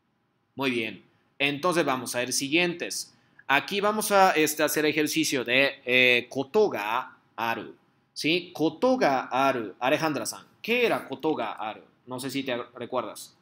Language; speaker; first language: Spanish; non-native, fluent; Japanese